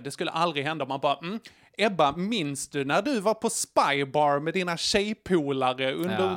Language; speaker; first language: Swedish; native; Swedish